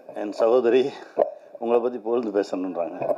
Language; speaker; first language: Tamil; native; Tamil